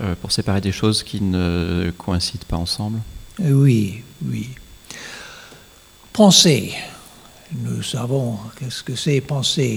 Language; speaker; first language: French; non-native, learner; English